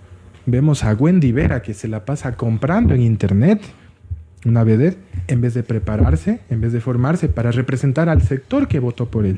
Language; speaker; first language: Spanish; native; Spanish